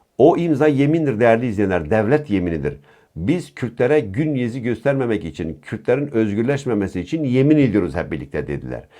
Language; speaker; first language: Turkish; non-native, local second language; Kurdish